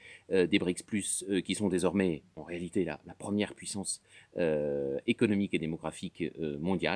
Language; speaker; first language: French; native; French